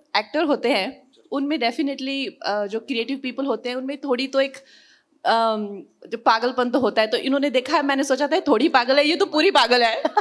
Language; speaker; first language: Hindi; native; Hindi